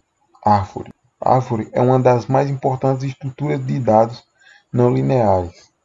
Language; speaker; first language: Portuguese; native; Portuguese